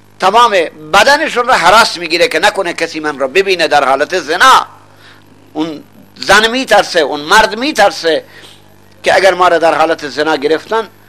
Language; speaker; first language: Persian; non-native, local second language; Baluchi